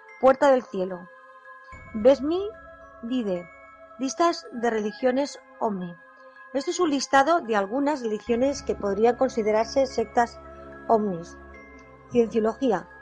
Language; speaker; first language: Spanish; native; Spanish